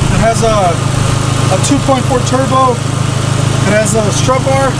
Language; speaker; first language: English; native; English